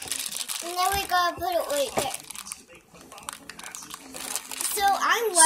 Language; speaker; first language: English; native; English